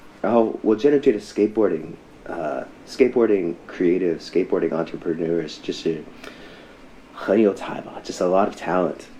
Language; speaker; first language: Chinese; non-native, fluent; English